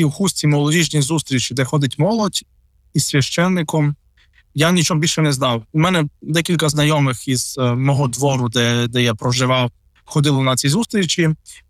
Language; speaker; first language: Ukrainian; non-native, local second language; Russian